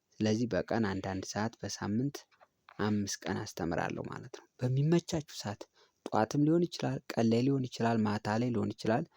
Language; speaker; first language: Amharic; native; Amharic